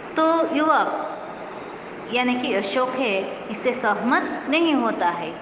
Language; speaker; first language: Hindi; non-native, local second language; Gujarati